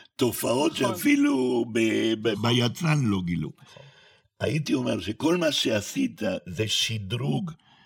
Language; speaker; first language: Hebrew; non-native, fluent; Spanish